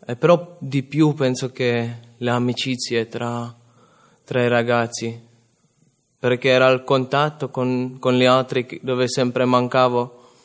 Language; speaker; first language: Italian; non-native, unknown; Czech